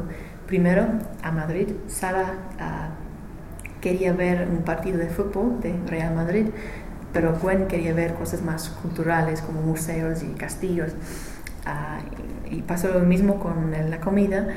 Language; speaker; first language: Spanish; non-native, learner; English